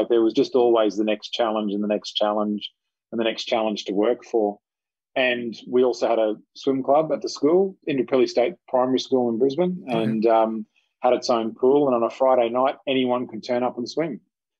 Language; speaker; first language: English; native; English